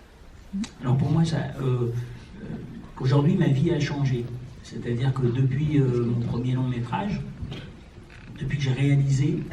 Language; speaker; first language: French; native; French